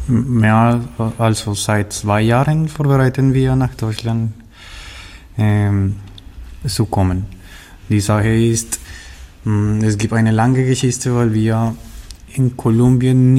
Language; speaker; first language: German; non-native, learner; Spanish